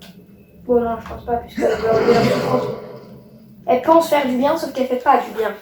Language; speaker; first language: French; native; French